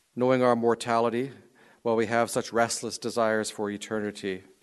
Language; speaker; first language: English; native; English